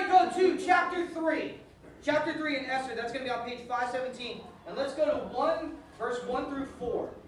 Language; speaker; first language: English; native; English